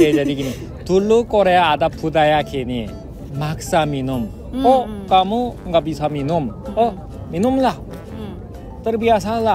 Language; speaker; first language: Indonesian; non-native, fluent; Korean